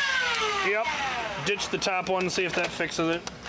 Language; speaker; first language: English; native; English